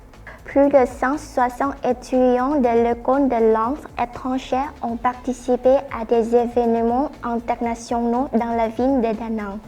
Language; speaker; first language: French; non-native, fluent; Vietnamese